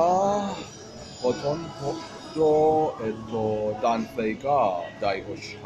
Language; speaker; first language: Japanese; non-native, fluent; Persian